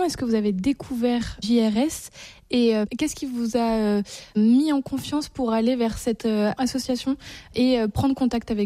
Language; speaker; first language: French; native; French